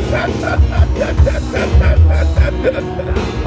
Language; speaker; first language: Thai; non-native, learner; Korean